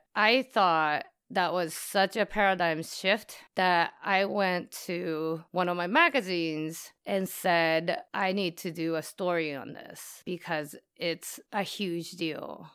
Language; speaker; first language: English; non-native, fluent; Japanese